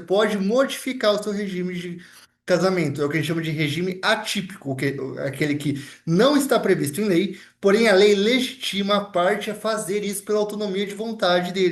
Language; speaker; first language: Portuguese; native; Portuguese